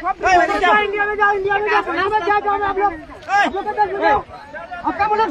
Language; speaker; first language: Hindi; non-native, learner; Bangla